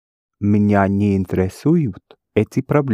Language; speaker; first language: Russian; non-native, learner; English